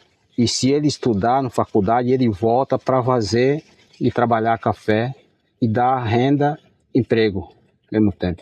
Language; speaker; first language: Portuguese; non-native, local second language; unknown